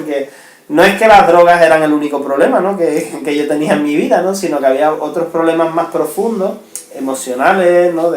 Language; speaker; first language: Spanish; native; Spanish